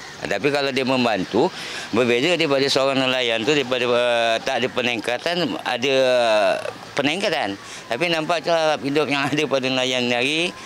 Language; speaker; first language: Malay; native; Malay